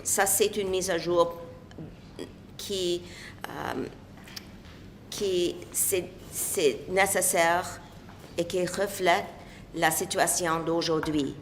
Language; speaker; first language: French; non-native, local second language; English